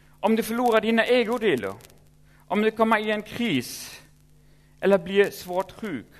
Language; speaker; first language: Swedish; non-native, fluent; German